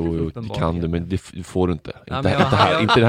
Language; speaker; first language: Swedish; native; Swedish